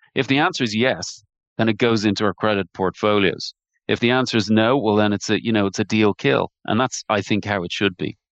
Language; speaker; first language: English; native; English